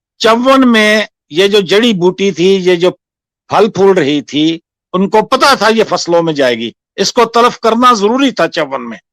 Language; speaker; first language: Urdu; non-native, local second language; Punjabi